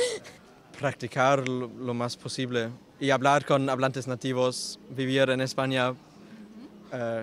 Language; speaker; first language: Spanish; non-native, fluent; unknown